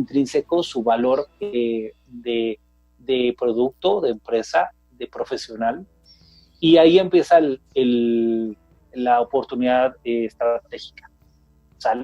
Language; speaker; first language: Spanish; native; Spanish